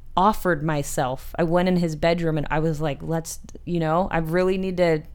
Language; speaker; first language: English; native; English